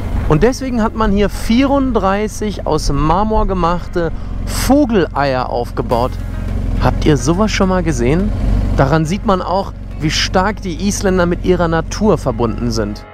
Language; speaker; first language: German; native; German